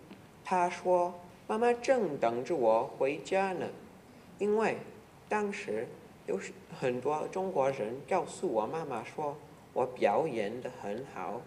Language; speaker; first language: Chinese; non-native, learner; English